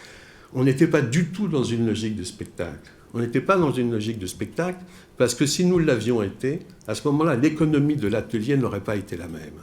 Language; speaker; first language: French; native; French